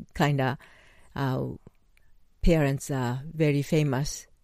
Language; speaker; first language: English; non-native, fluent; Japanese